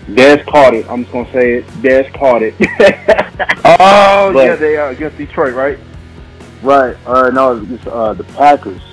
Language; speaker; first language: English; native; English